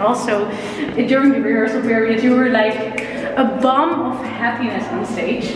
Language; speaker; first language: English; non-native, fluent; Dutch